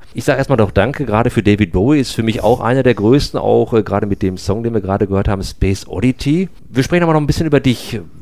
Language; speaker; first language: German; native; German